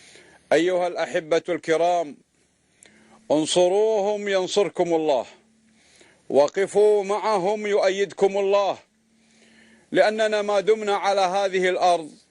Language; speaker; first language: Arabic; native; Arabic